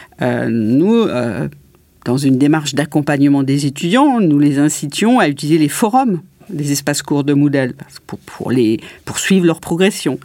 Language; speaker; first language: French; native; French